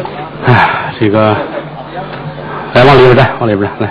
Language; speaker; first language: Chinese; native; Chinese